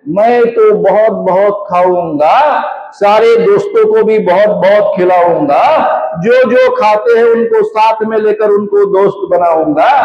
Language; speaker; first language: Hindi; non-native, local second language; Marathi